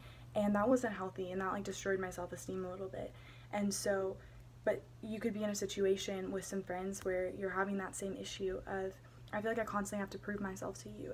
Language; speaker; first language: English; native; English